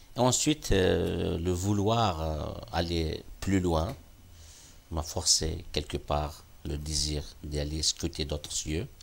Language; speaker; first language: French; non-native, local second language; Kabyle